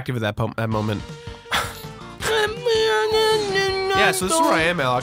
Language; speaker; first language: English; native; English